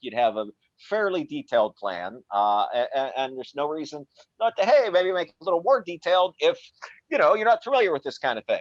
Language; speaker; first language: English; native; English